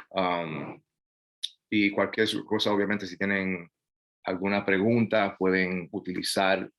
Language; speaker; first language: Spanish; non-native, fluent; English